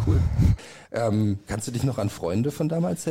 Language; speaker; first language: German; native; German